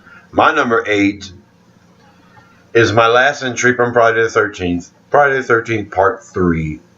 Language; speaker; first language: English; native; English